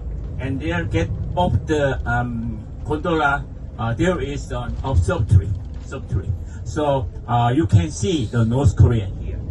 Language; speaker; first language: English; non-native, fluent; Korean